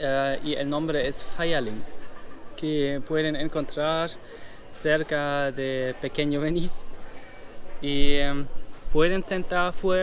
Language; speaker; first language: Spanish; non-native, fluent; German